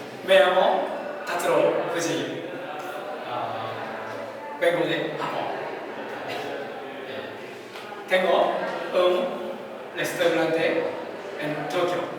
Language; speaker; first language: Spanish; non-native, learner; Japanese